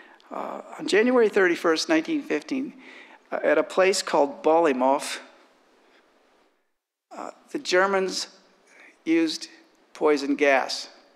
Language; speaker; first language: English; native; English